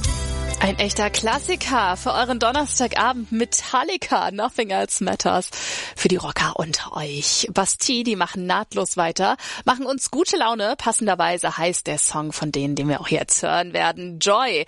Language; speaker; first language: German; native; German